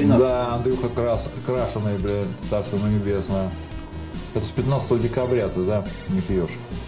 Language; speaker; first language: Russian; native; Russian